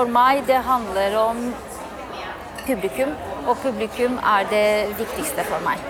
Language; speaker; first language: Norwegian; non-native, fluent; Turkish